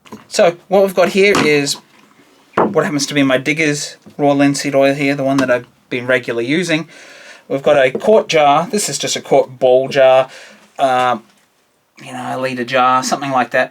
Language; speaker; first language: English; native; English